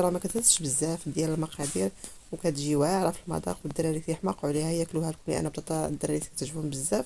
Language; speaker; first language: Arabic; native; Arabic